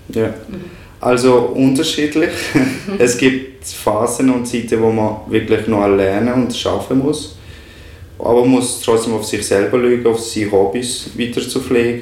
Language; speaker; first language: German; non-native, fluent; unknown